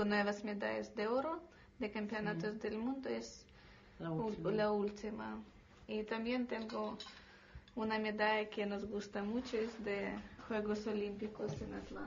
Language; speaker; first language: Spanish; non-native, learner; Russian